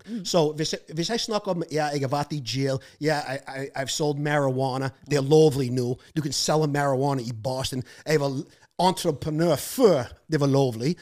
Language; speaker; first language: Norwegian; non-native, fluent; English